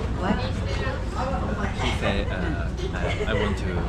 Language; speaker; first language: English; non-native, learner; Japanese